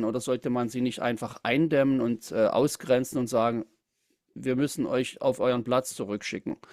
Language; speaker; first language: German; native; German